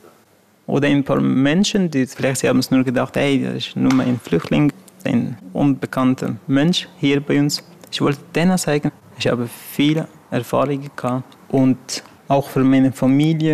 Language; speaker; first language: German; non-native, fluent; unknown